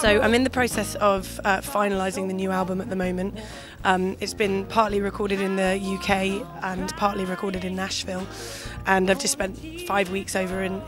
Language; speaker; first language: English; native; English